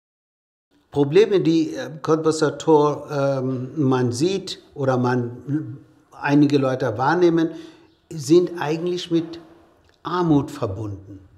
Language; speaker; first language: German; non-native, fluent; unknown